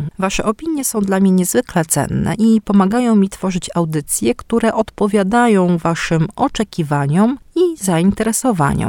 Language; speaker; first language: Polish; native; Polish